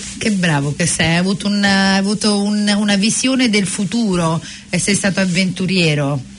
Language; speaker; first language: Italian; native; Italian